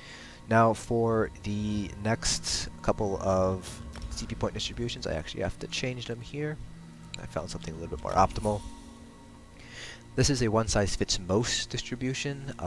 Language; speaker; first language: English; native; English